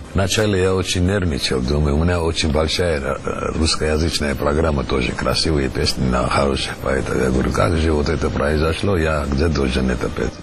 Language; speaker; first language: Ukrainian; non-native, learner; Georgian